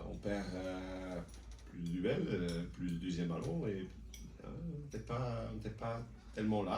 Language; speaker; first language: French; non-native, local second language; Dutch